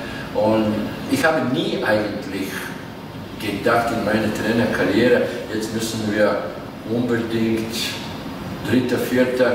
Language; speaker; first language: German; non-native, fluent; Latvian